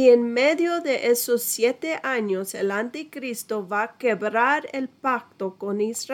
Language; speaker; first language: Spanish; non-native, fluent; English